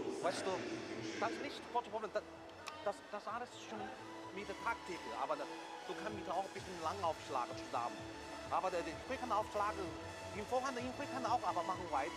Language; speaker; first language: German; non-native, learner; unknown